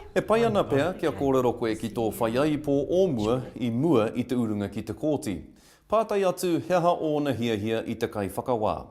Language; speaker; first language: Māori; non-native, local second language; English